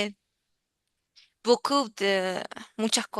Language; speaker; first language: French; non-native, learner; Spanish